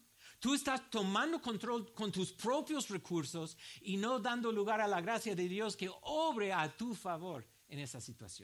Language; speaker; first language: Spanish; non-native, fluent; English